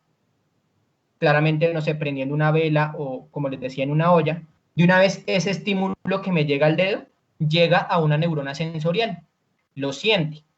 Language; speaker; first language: Spanish; native; Spanish